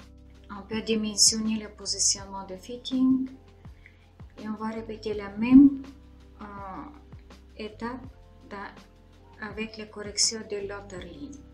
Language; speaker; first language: French; non-native, fluent; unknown